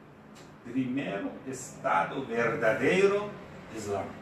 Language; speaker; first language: Portuguese; non-native, fluent; Persian